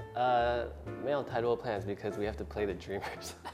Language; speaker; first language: English; early bilingual, other home language; Chinese